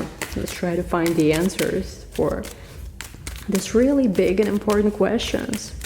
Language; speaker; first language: English; non-native, fluent; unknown